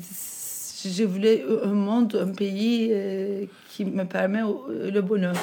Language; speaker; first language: French; non-native, fluent; Turkish